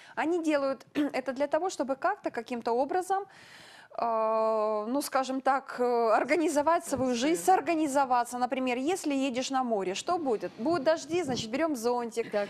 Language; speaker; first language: Russian; native; Russian